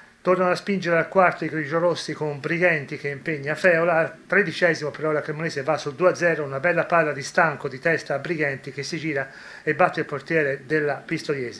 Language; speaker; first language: Italian; native; Italian